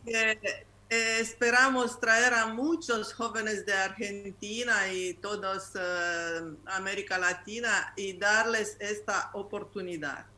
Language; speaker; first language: Spanish; non-native, learner; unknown